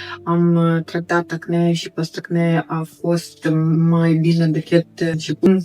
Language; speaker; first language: Romanian; non-native, learner; Ukrainian